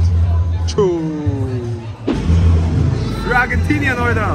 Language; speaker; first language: German; early bilingual, other home language; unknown